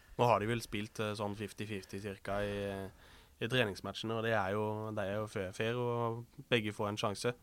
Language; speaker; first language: Norwegian; native; Norwegian